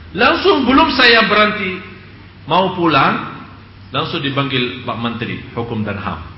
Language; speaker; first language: Indonesian; non-native, fluent; Arabic